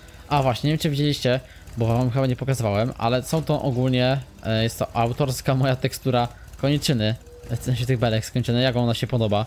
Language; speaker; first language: Polish; native; Polish